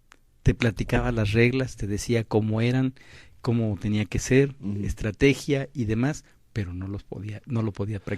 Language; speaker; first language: Spanish; native; Spanish